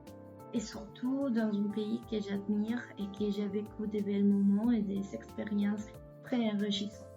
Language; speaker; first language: French; non-native, fluent; Spanish